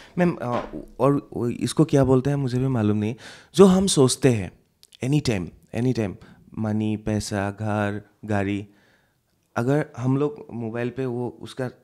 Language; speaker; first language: Hindi; non-native, local second language; Assamese